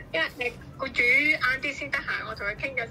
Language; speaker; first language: Cantonese; native; Cantonese